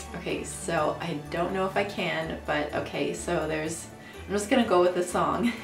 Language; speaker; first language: English; native; English